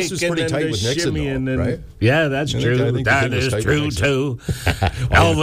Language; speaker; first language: English; native; English